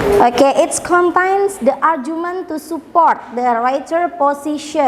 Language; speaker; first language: English; non-native, learner; Indonesian